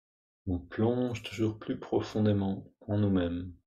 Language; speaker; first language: French; native; French